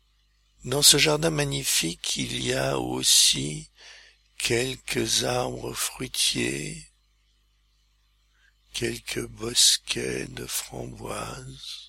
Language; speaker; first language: French; native; French